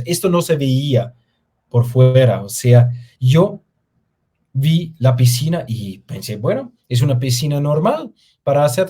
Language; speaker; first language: Spanish; non-native, fluent; German